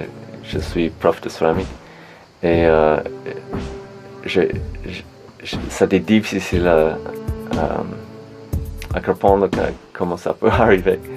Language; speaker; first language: French; non-native, fluent; English